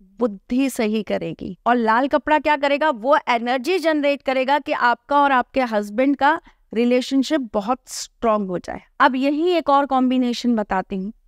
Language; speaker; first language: Hindi; native; Hindi